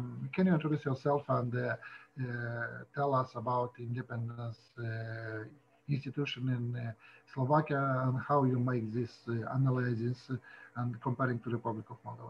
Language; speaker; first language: English; non-native, learner; Romanian